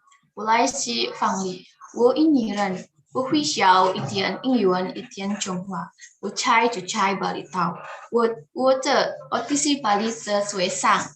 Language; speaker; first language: Chinese; non-native, learner; Indonesian